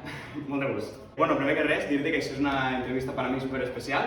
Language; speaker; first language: Catalan; native; Catalan